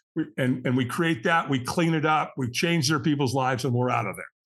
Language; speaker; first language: English; native; English